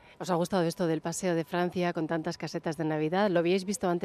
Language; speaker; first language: Spanish; native; Spanish